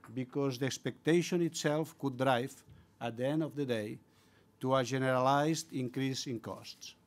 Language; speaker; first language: English; non-native, fluent; Catalan